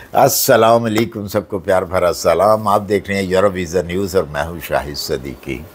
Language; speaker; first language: Urdu; non-native, local second language; Punjabi